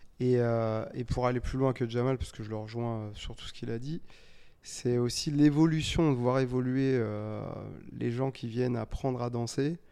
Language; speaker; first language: French; native; French